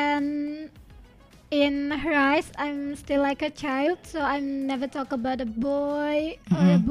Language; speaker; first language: English; non-native, learner; Indonesian